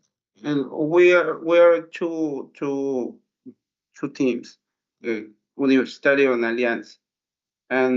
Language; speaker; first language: English; non-native, learner; Spanish